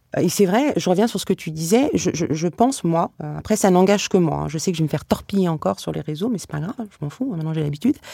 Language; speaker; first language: French; early bilingual, other home language; Arabic